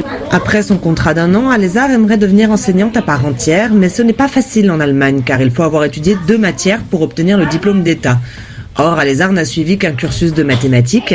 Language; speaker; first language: French; native; French